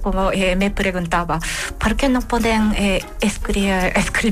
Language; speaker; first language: Catalan; non-native, learner; Japanese